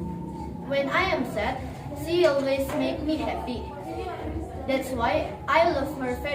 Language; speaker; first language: English; non-native, learner; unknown